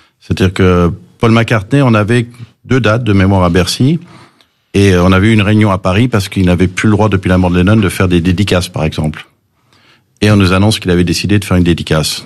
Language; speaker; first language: French; early bilingual, other home language; English